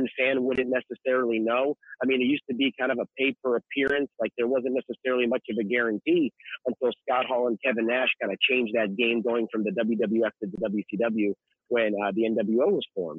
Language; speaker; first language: English; native; English